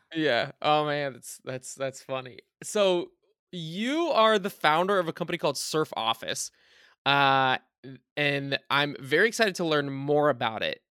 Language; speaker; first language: English; early bilingual, other home language; Bulgarian